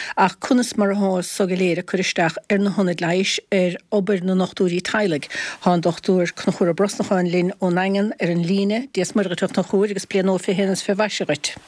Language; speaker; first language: Irish; native; Irish